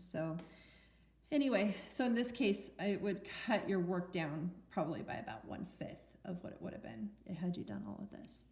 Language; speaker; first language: English; native; English